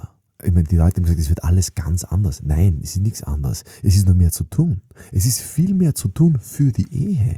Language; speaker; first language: German; native; German